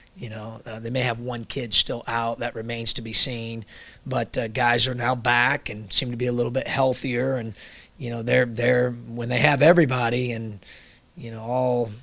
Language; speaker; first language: English; native; English